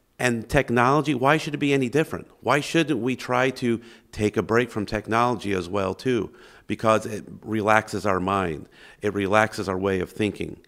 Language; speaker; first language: English; native; English